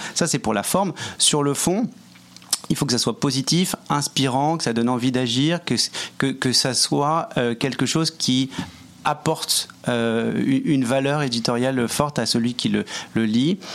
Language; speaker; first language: French; native; French